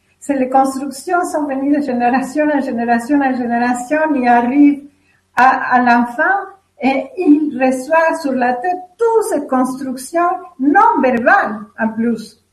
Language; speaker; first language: French; non-native, fluent; Spanish